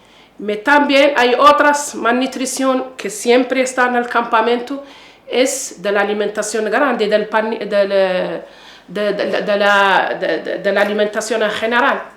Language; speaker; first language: Spanish; non-native, fluent; Arabic